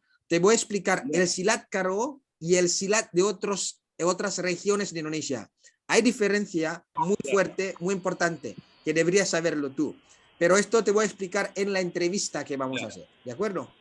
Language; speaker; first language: Spanish; non-native, fluent; Indonesian